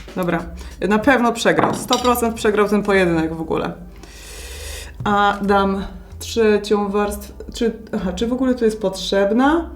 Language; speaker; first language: Polish; native; Polish